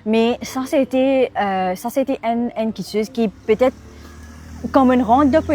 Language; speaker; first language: French; non-native, local second language; Morisyen